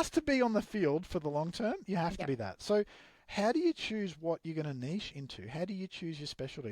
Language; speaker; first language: English; native; English